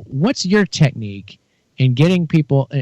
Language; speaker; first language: English; native; English